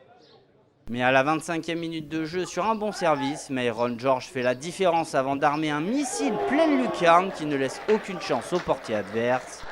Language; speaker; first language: French; native; French